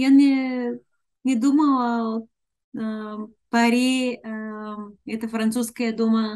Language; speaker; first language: Russian; non-native, learner; Bulgarian